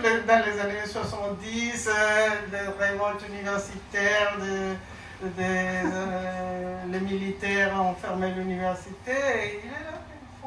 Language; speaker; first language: French; non-native, learner; Spanish